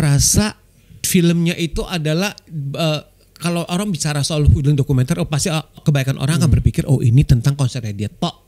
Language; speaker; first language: Indonesian; native; Indonesian